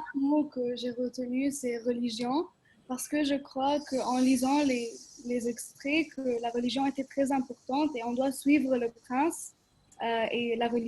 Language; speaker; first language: French; non-native, fluent; Arabic